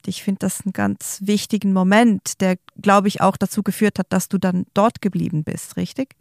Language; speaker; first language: German; native; German